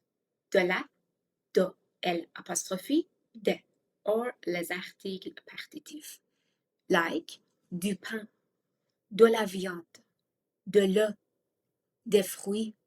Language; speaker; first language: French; non-native, fluent; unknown